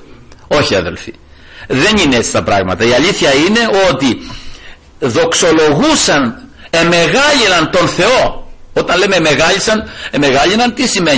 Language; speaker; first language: Greek; native; Greek